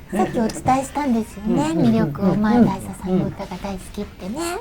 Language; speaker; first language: Japanese; native; Japanese